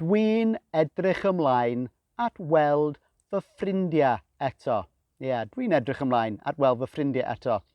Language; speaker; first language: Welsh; non-native, fluent; English